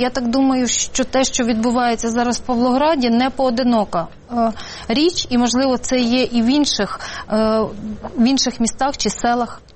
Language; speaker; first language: Ukrainian; native; Ukrainian